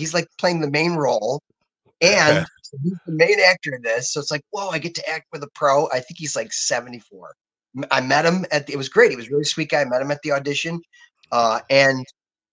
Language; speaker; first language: English; native; English